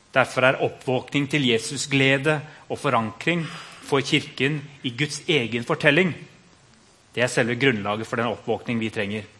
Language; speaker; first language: Norwegian; native; Norwegian